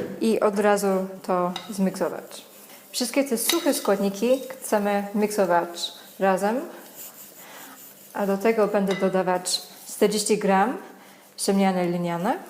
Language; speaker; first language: Polish; non-native, learner; English